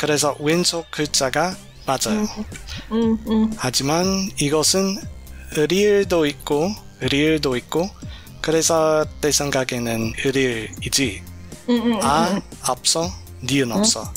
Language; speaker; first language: Korean; non-native, learner; English